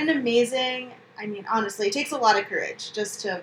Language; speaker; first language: English; native; English